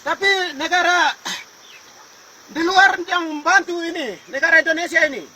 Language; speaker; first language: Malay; non-native, local second language; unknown